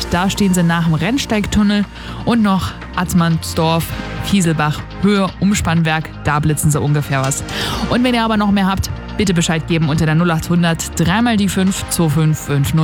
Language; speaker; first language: German; native; German